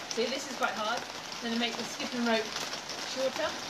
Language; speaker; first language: English; native; English